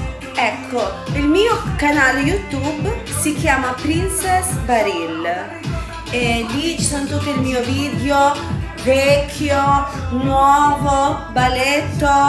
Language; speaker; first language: Italian; early bilingual, other home language; Filipino